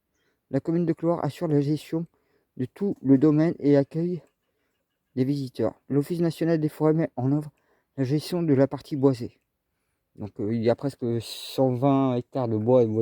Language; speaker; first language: French; native; French